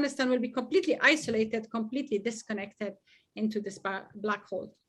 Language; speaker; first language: English; non-native, fluent; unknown